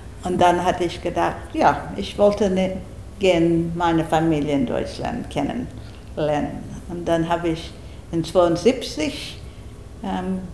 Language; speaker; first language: German; non-native, learner; English